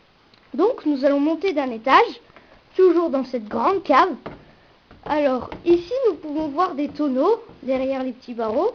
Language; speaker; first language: French; native; French